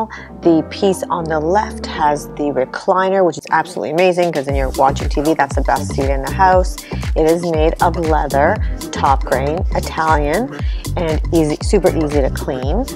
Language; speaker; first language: English; native; English